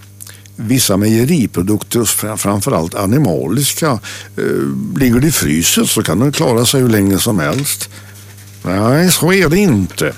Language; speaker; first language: Swedish; native; Swedish